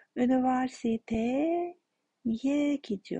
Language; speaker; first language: Turkish; non-native, fluent; Kazakh